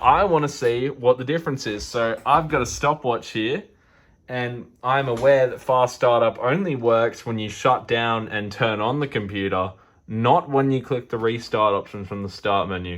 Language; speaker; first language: English; native; English